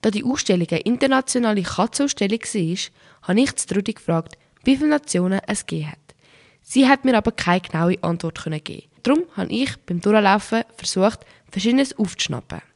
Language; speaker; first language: German; native; German